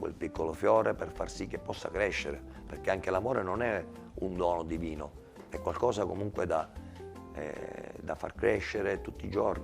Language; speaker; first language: Italian; native; Italian